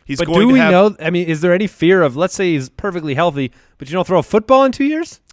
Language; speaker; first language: English; native; English